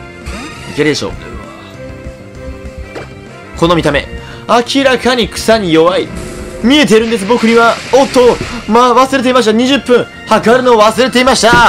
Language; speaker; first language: Japanese; native; Japanese